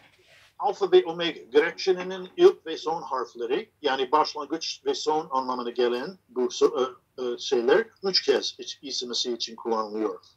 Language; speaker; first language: Turkish; non-native, fluent; English